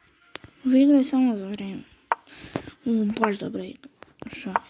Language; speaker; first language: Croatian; early bilingual, heritage; Croatian